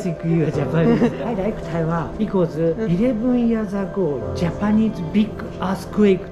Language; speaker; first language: English; non-native, learner; Japanese